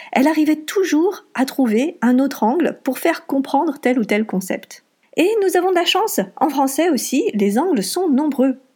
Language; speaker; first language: French; native; French